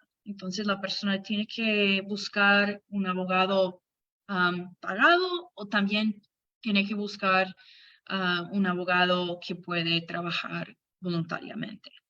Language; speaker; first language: Spanish; non-native, fluent; English